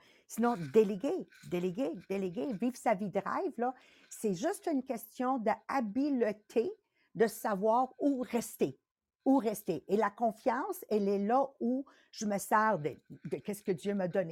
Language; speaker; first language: French; native; French